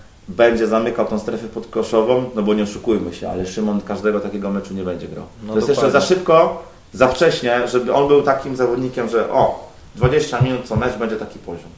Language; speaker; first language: Polish; native; Polish